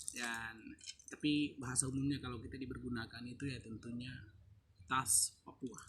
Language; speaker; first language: Indonesian; native; Indonesian